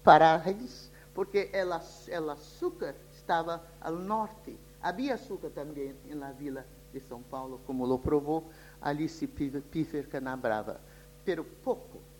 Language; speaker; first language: Spanish; non-native, fluent; Portuguese